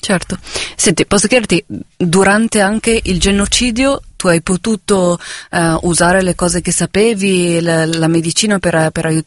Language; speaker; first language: Italian; native; Italian